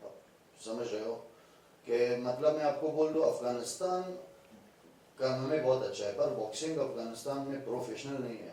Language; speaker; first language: Hindi; non-native, fluent; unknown